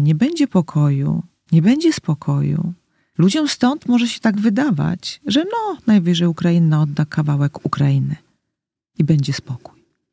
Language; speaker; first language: Polish; native; Polish